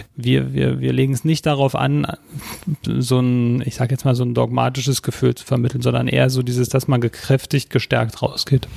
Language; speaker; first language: German; native; German